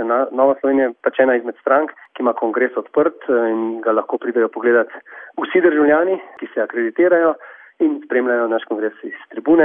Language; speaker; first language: Slovenian; native; Slovenian